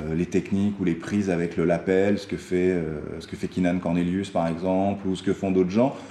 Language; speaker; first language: French; native; French